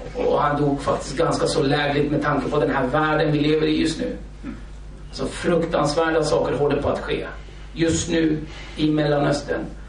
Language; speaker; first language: Swedish; early bilingual, other home language; Kurdish